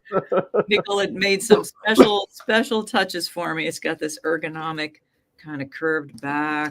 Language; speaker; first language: English; native; English